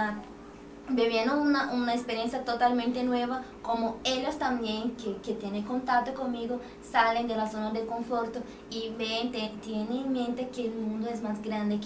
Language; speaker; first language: Spanish; non-native, fluent; Portuguese